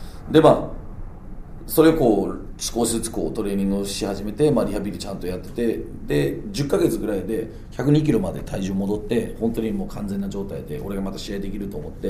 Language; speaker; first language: Japanese; non-native, fluent; Danish